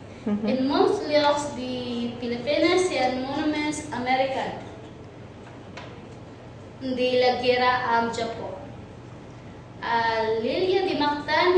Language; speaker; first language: Catalan; non-native, learner; Cebuano